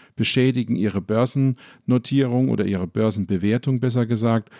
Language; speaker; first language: German; native; German